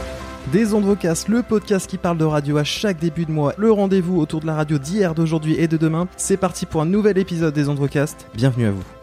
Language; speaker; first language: French; native; French